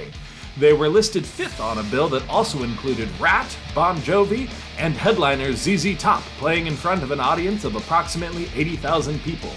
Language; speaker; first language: English; native; English